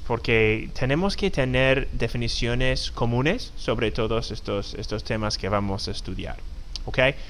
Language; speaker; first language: Spanish; non-native, fluent; English